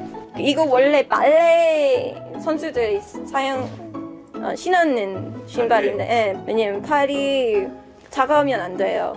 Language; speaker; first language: Korean; non-native, fluent; English